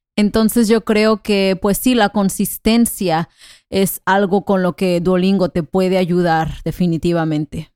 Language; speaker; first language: Spanish; non-native, fluent; English